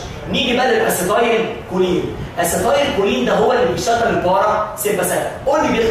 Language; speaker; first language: Arabic; native; Arabic